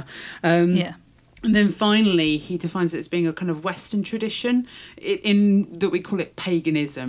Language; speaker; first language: English; native; English